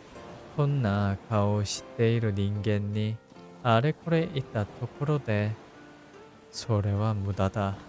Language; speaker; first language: Japanese; non-native, learner; Korean